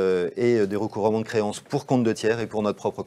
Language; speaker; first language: French; native; French